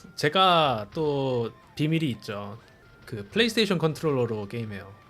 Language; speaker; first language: Korean; non-native, fluent; English